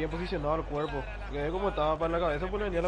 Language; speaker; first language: Spanish; native; Spanish